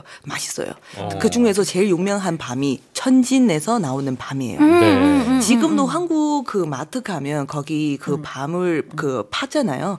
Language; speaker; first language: Korean; non-native, fluent; Chinese